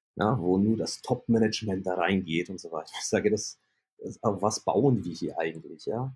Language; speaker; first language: German; early bilingual, other home language; Polish